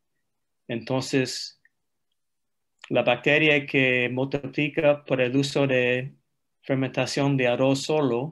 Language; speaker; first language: Spanish; non-native, fluent; English